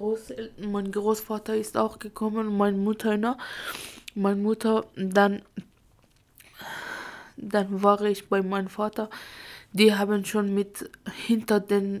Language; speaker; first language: German; non-native, learner; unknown